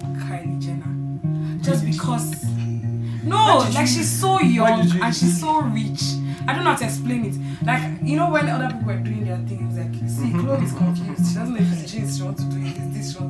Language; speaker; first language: English; non-native, local second language; Igbo